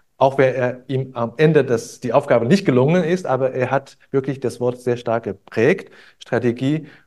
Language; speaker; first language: German; non-native, fluent; Chinese